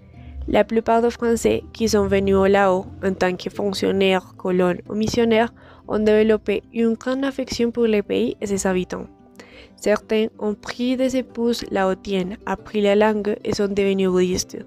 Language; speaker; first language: French; non-native, learner; Spanish